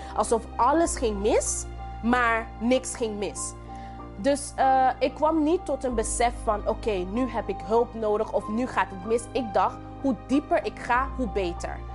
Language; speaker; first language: Dutch; non-native, local second language; English